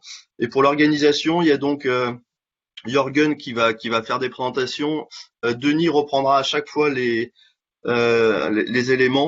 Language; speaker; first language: French; native; French